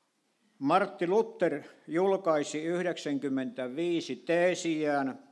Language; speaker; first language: Finnish; native; Finnish